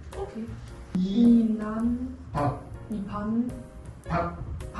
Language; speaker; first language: Korean; non-native, learner; French